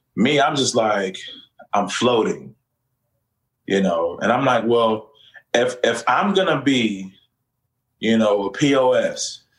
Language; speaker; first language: English; native; English